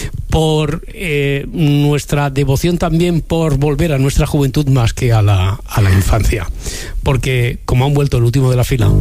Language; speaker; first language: Spanish; native; Spanish